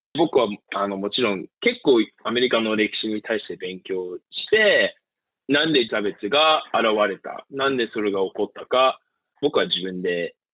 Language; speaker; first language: Japanese; early bilingual, heritage; Japanese